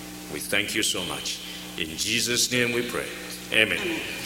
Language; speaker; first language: English; non-native, learner; Chinese